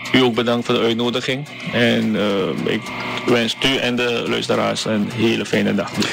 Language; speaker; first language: Dutch; non-native, fluent; Chinese